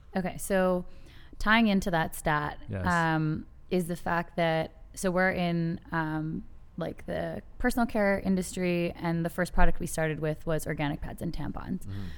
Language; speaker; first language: English; native; English